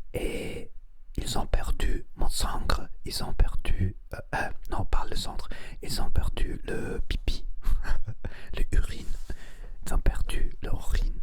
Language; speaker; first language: French; non-native, learner; Spanish